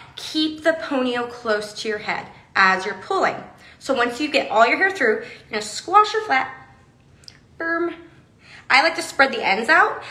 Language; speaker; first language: English; native; English